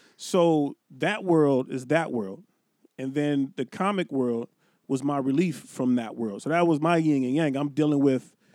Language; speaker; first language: English; native; English